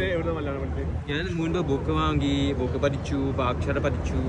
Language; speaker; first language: Malayalam; non-native, learner; Chinese